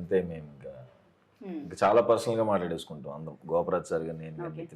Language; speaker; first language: Telugu; native; Telugu